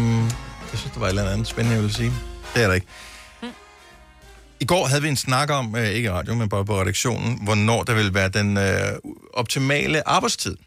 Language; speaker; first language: Danish; native; Danish